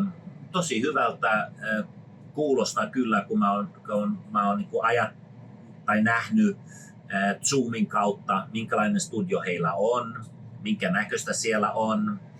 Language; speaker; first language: Finnish; non-native, fluent; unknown